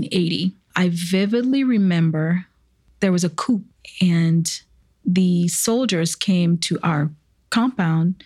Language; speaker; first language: English; native; English